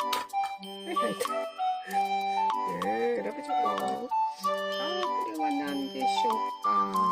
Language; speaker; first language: Japanese; native; Japanese